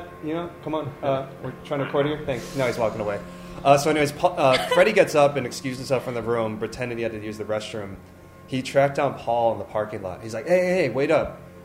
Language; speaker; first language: English; native; English